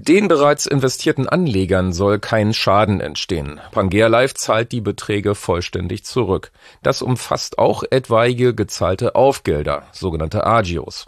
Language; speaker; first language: German; native; German